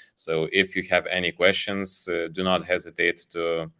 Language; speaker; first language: English; non-native, fluent; Lithuanian